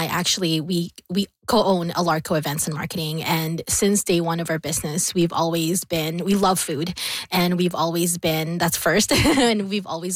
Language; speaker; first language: English; non-native, local second language; Bikol